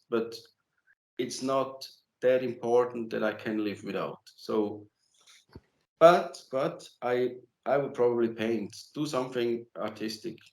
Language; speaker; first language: English; non-native, fluent; German